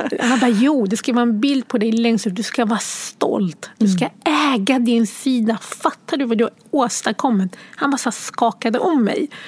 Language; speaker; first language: Swedish; early bilingual, other home language; Arabic